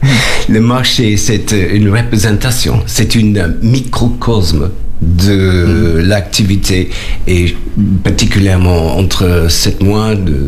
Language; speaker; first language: French; non-native, learner; English